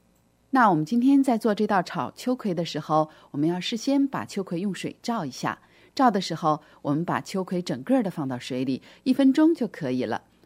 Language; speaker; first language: Chinese; native; Chinese